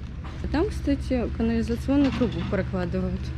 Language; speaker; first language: Russian; native; Russian